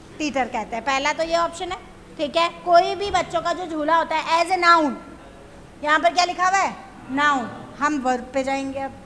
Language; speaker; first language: Hindi; native; Hindi